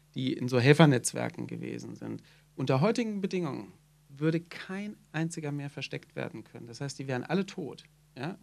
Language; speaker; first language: German; native; German